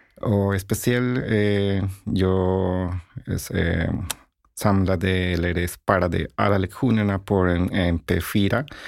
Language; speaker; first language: Swedish; non-native, learner; Spanish